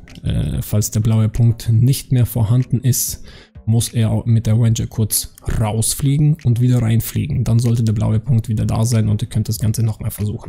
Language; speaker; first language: German; native; German